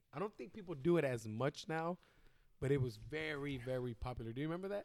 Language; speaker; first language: English; native; English